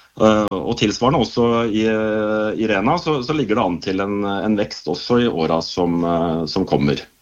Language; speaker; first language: Norwegian; native; Norwegian